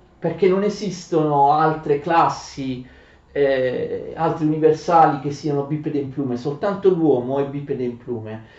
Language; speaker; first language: Italian; native; Italian